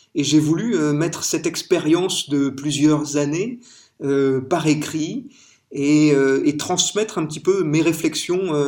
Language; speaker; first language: French; native; French